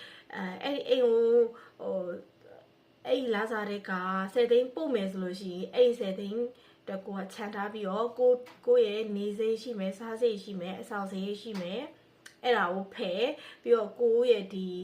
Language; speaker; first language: Burmese; native; Burmese